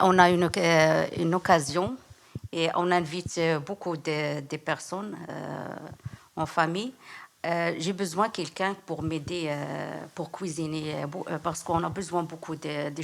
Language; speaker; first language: French; non-native, learner; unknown